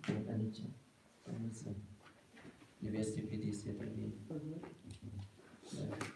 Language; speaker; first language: Russian; non-native, learner; Sinhala